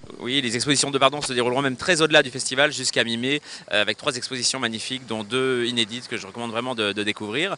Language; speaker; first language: French; native; French